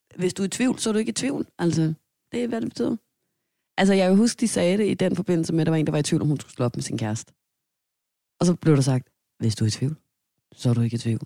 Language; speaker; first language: Danish; native; Danish